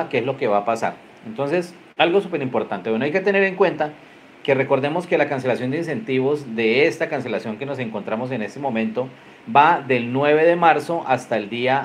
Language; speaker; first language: Spanish; native; Spanish